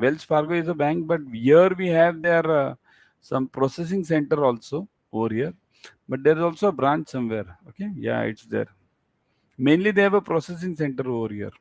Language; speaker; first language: English; non-native, local second language; Hindi